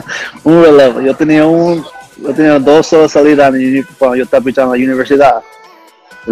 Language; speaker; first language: Spanish; early bilingual, heritage; English